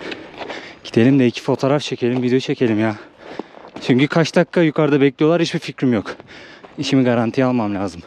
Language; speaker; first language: Turkish; native; Turkish